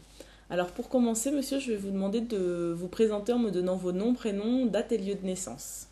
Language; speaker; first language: French; native; French